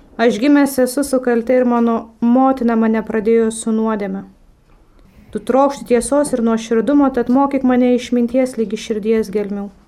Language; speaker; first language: Lithuanian; non-native, fluent; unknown